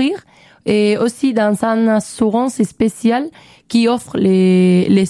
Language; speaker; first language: French; non-native, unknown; Spanish